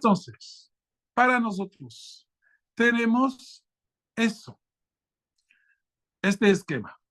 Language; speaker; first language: Spanish; non-native, fluent; French